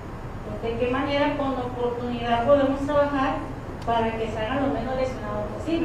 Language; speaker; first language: Spanish; native; Spanish